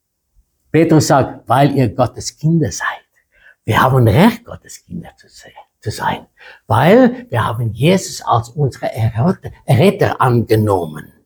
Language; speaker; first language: German; non-native, fluent; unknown